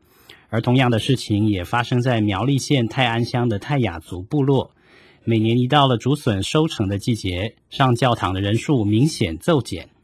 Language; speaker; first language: Chinese; native; Chinese